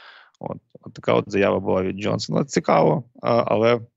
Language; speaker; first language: Ukrainian; native; Ukrainian